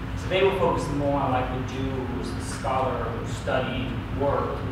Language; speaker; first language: English; native; English